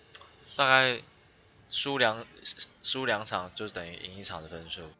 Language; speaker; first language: Chinese; native; Chinese